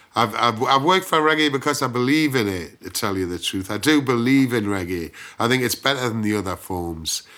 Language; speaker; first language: English; native; English